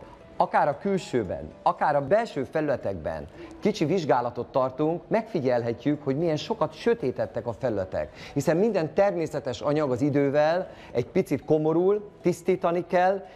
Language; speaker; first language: Hungarian; native; Hungarian